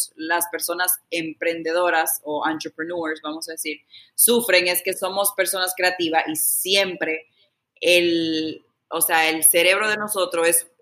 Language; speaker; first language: Spanish; early bilingual, heritage; Spanish